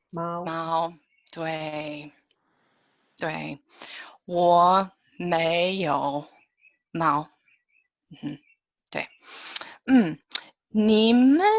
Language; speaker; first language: Chinese; non-native, fluent; English